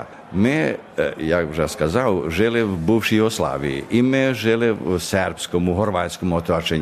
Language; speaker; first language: Ukrainian; early bilingual, heritage; Ukrainian